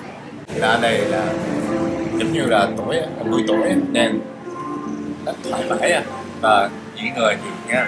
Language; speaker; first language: Vietnamese; non-native, fluent; Japanese